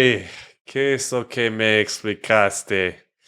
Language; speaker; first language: Spanish; non-native, fluent; English